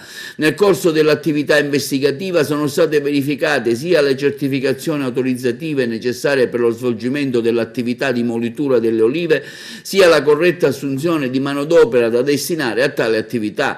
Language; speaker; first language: Italian; native; Italian